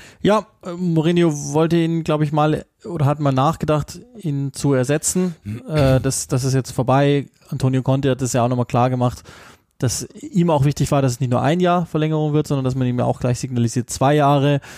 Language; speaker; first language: German; native; German